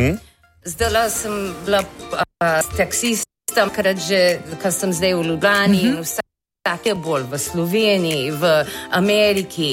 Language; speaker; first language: Slovenian; early bilingual, heritage; Slovenian